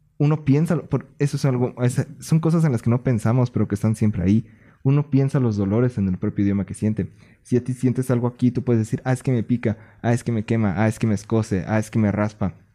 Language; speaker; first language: Spanish; native; Spanish